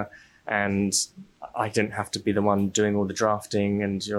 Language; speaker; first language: English; native; English